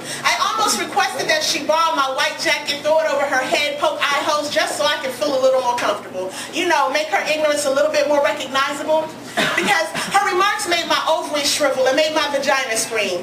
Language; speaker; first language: English; native; English